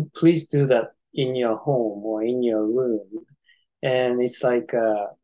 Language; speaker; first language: English; non-native, fluent; Japanese